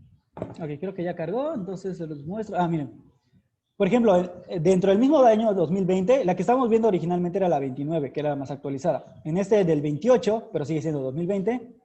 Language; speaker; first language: Spanish; native; Spanish